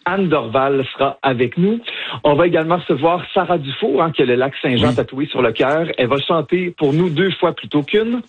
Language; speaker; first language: French; native; French